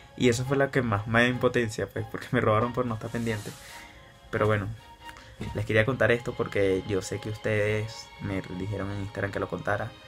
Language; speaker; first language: Spanish; native; Spanish